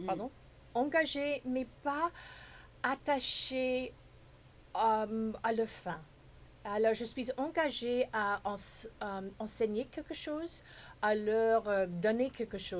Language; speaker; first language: French; non-native, fluent; English